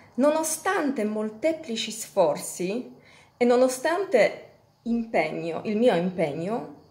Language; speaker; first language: Italian; non-native, fluent; Polish